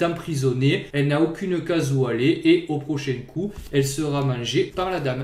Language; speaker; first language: French; native; French